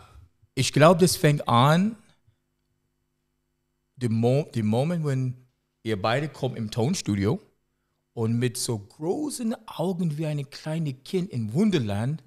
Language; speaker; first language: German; non-native, learner; English